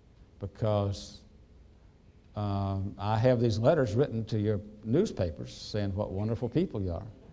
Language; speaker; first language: English; native; English